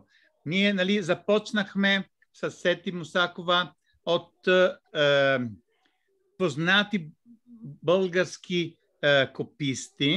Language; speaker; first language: Bulgarian; non-native, fluent; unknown